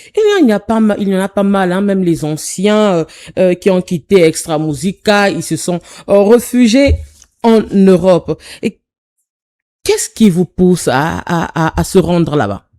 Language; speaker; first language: French; non-native, local second language; Lingala